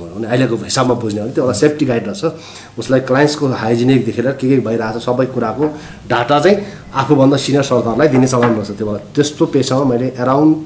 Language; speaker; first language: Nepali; non-native, local second language; Sherpa